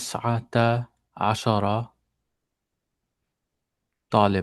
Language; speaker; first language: Arabic; non-native, learner; English